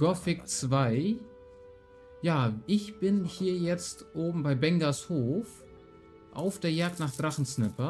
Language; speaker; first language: German; native; German